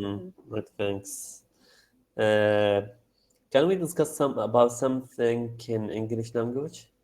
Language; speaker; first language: English; non-native, learner; Arabic